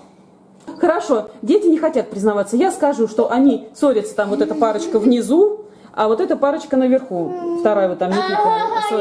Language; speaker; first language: Russian; native; Russian